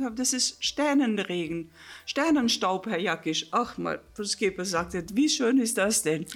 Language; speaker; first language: German; non-native, fluent; Afrikaans